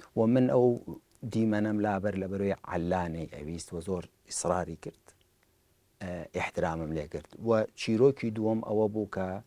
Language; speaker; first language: Central Kurdish; early bilingual, heritage; Central Kurdish